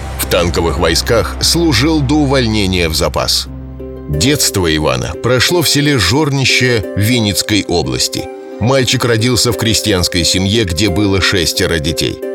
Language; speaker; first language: Russian; native; Russian